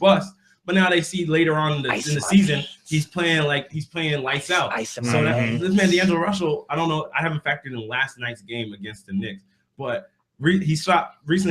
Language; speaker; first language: English; native; English